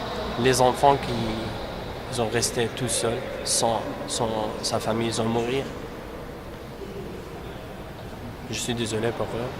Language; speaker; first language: French; non-native, learner; Kurdish